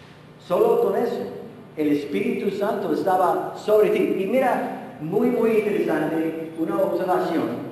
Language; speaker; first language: Spanish; non-native, fluent; English